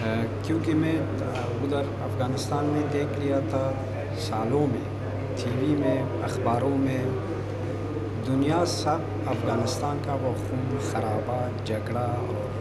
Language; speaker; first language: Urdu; non-native, learner; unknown